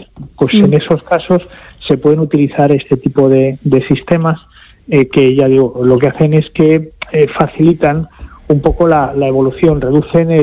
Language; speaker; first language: Spanish; native; Spanish